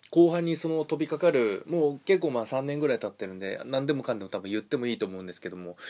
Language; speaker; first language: Japanese; native; Japanese